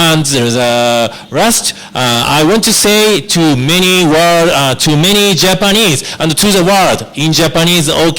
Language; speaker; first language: English; non-native, learner; Japanese